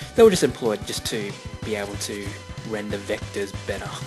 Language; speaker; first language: English; native; English